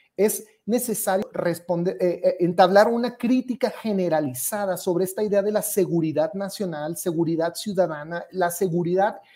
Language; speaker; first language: Spanish; native; Spanish